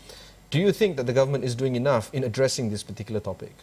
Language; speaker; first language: English; non-native, local second language; Malay